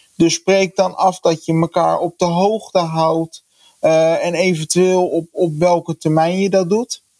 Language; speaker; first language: Dutch; native; Dutch